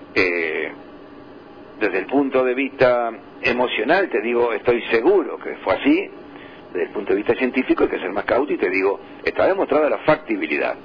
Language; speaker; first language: Spanish; native; Spanish